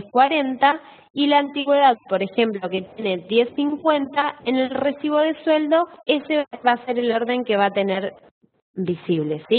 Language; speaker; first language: Spanish; native; Spanish